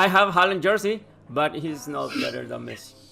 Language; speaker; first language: English; non-native, learner; Spanish